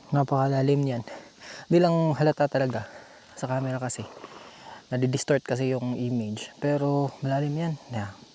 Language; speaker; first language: Filipino; non-native, local second language; Cebuano